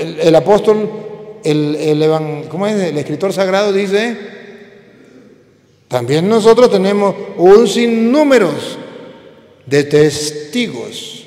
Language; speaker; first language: Spanish; native; Spanish